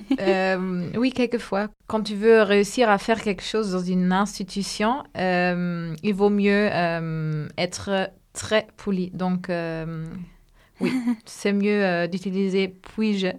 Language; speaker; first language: French; non-native, fluent; Spanish